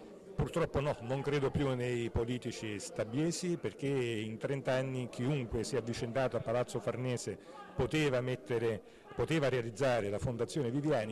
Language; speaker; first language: Italian; native; Italian